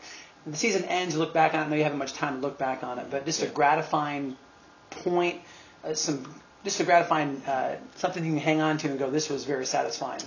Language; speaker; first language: English; native; English